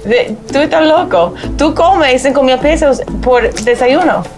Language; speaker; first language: Spanish; non-native, learner; English